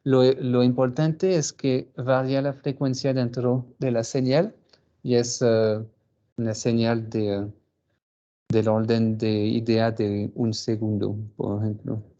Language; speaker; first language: Spanish; non-native, fluent; French